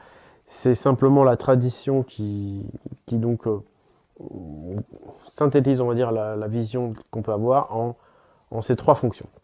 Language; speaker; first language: French; native; French